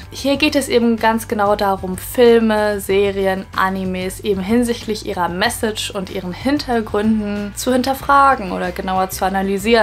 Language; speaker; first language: German; native; German